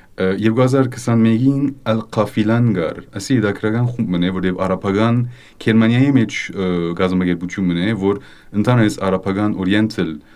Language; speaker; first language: Armenian; native; Armenian